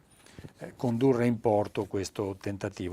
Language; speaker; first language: Italian; native; Italian